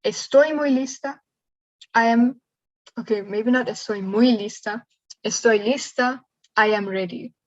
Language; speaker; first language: Spanish; non-native, learner; English